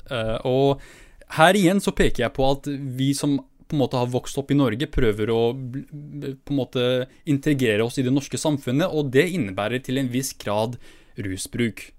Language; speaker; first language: Norwegian; early bilingual, other home language; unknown